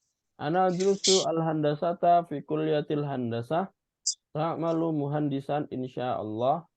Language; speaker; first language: Arabic; non-native, fluent; Indonesian